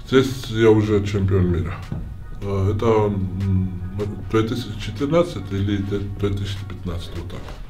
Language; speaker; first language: Russian; non-native, fluent; Georgian